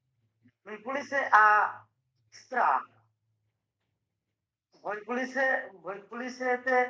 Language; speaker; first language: Italian; non-native, learner; Bangla